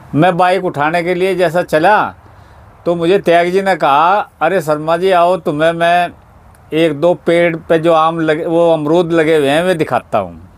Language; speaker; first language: Hindi; native; Hindi